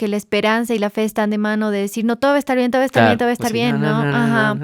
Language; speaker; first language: Spanish; native; Spanish